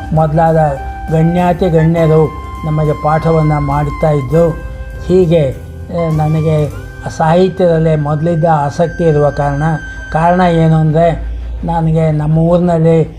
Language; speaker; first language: Kannada; native; Kannada